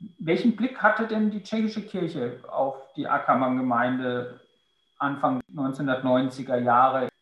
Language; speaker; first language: German; native; German